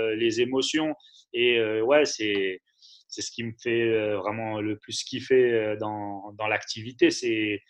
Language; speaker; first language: French; native; French